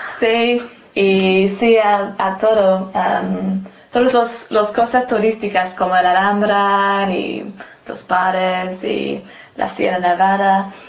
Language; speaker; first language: Spanish; non-native, learner; English